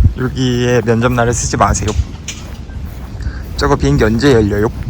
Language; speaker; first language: Korean; native; Korean